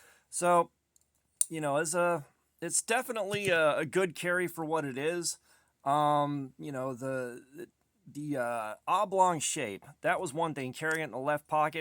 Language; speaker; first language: English; native; English